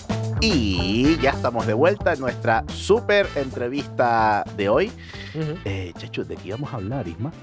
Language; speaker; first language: Spanish; native; Spanish